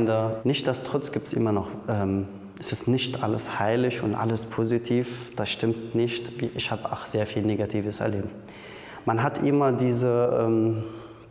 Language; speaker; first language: German; non-native, fluent; Arabic